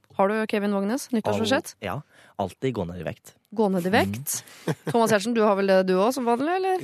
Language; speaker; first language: Norwegian; native; Norwegian